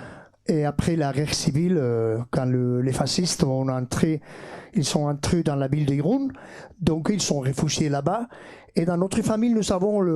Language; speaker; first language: French; non-native, fluent; Basque